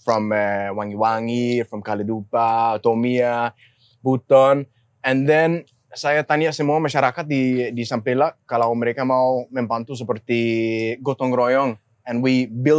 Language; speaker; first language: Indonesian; non-native, learner; Danish